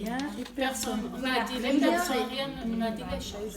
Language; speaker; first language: French; non-native, learner; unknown